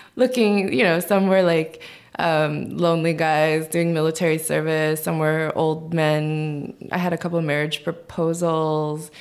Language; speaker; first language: English; early bilingual, other home language; Korean